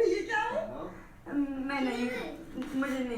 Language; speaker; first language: Hindi; non-native, learner; English